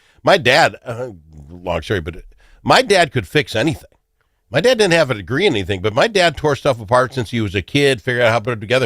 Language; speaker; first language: English; native; English